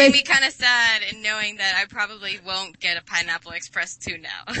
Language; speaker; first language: English; native; English